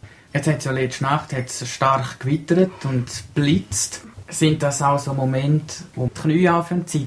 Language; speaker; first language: German; native; German